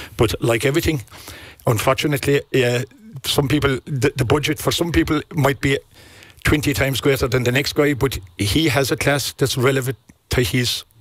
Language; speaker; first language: English; native; English